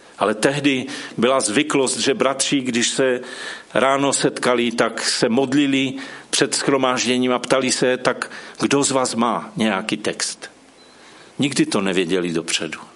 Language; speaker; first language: Czech; non-native, local second language; Polish